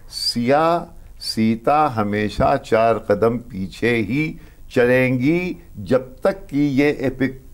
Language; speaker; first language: Hindi; native; Hindi